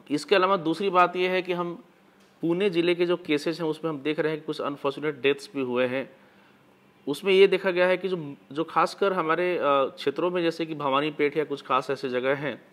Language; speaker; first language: Hindi; native; Hindi